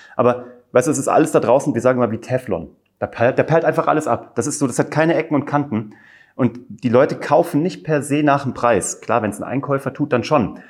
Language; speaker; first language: German; native; German